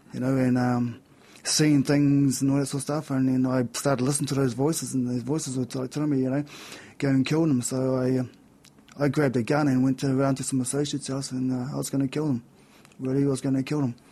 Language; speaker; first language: English; native; English